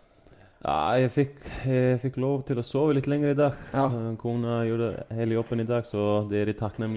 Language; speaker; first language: Norwegian; non-native, fluent; Icelandic